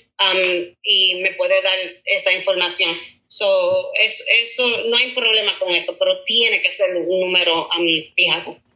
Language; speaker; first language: Spanish; early bilingual, heritage; Spanish